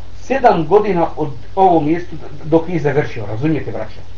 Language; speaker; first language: Bosnian; non-native, learner; Arabic